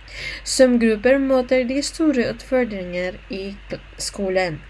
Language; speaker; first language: Norwegian; non-native, learner; Filipino